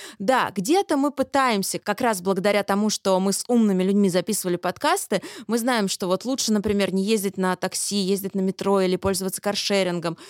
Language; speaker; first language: Russian; native; Russian